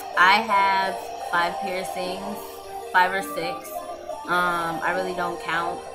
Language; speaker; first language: English; native; English